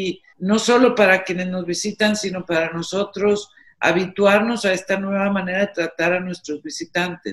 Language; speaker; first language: Spanish; native; Spanish